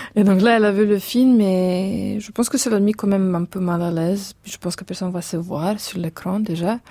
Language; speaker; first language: French; non-native, fluent; Serbian